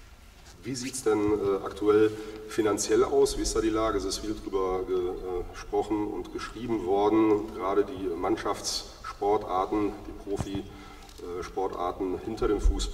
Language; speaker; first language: German; native; German